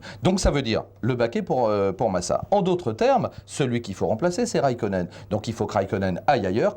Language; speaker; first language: French; native; French